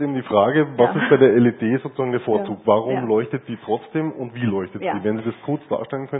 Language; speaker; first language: German; native; German